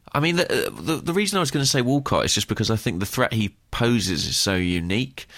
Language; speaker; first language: English; native; English